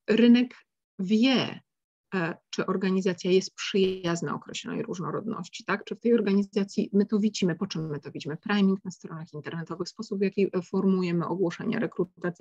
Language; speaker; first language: Polish; native; Polish